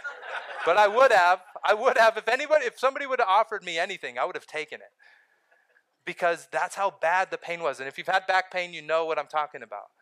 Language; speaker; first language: English; native; English